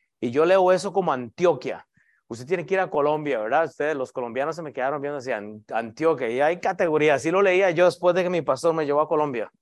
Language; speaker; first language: Spanish; native; Spanish